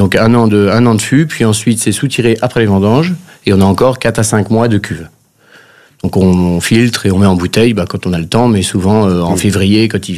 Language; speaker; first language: French; native; French